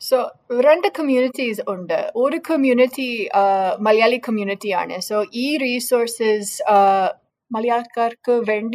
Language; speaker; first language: Malayalam; non-native, learner; English